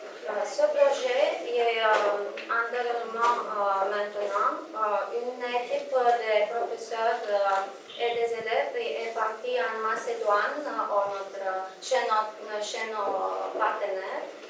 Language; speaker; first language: French; non-native, learner; Romanian